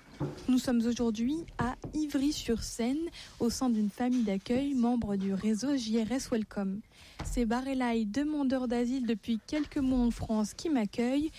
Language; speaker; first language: French; native; French